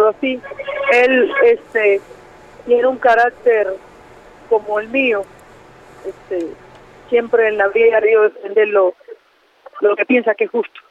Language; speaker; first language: Spanish; native; Spanish